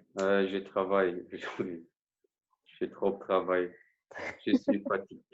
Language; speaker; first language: French; non-native, learner; Kurdish